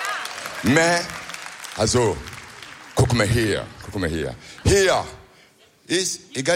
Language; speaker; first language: German; non-native, learner; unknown